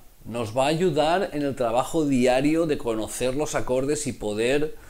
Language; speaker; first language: Spanish; native; Spanish